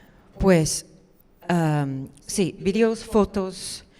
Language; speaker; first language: Spanish; non-native, fluent; English